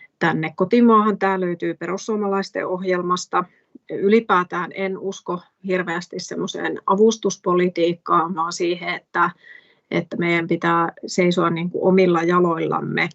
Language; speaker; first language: Finnish; native; Finnish